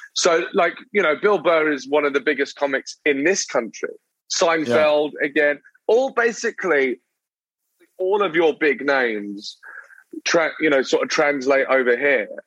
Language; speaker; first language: English; native; English